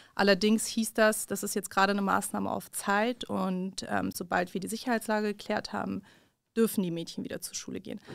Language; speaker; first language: German; early bilingual, other home language; Persian